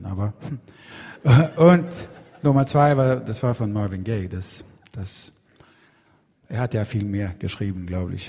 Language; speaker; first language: German; non-native, fluent; Swedish